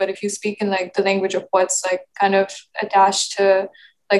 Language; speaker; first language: English; non-native, local second language; Urdu